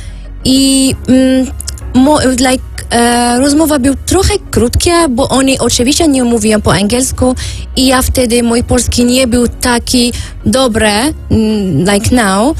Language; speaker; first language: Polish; non-native, learner; Arabic